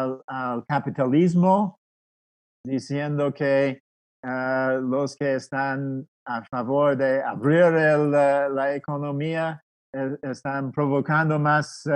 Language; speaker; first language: Spanish; non-native, fluent; English